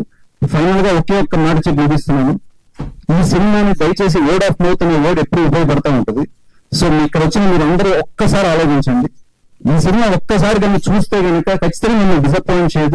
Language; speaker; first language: Telugu; native; Telugu